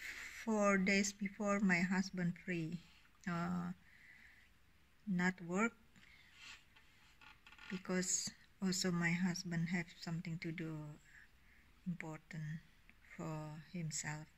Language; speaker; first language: English; non-native, learner; Indonesian